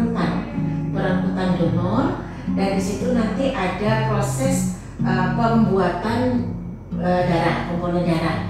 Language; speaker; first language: Indonesian; native; Indonesian